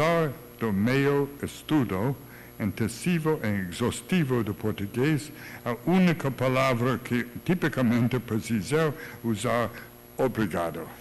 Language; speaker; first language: Portuguese; non-native, learner; English